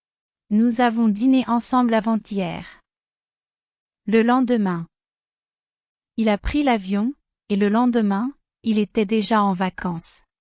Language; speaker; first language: French; non-native, fluent; Spanish